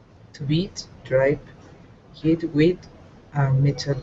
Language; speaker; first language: English; non-native, learner; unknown